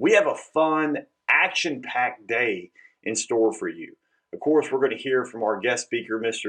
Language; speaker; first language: English; native; English